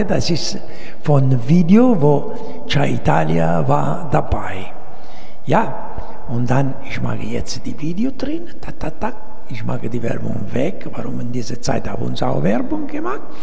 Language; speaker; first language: German; non-native, fluent; Italian